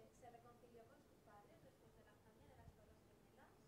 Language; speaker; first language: Spanish; native; Spanish